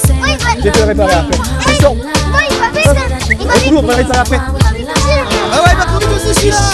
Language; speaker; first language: French; native; French